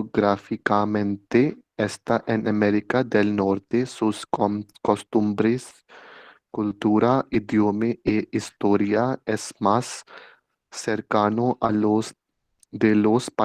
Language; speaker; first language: Spanish; non-native, learner; Hindi